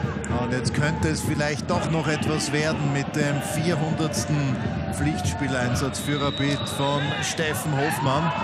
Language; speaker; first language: German; native; German